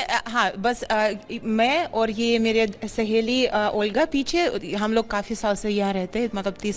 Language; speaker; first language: Hindi; non-native, fluent; Russian